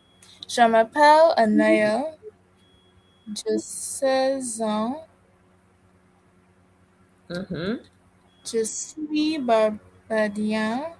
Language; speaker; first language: French; non-native, learner; English